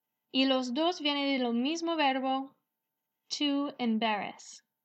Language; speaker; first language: Spanish; non-native, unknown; English